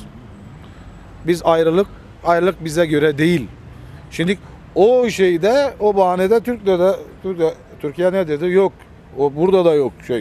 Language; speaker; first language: Turkish; non-native, fluent; Armenian